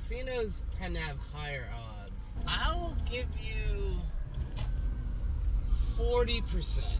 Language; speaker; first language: English; native; English